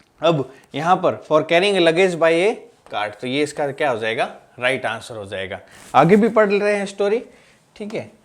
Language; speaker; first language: Hindi; non-native, local second language; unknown